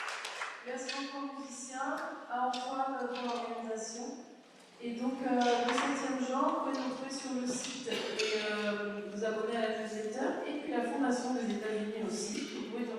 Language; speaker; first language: French; native; French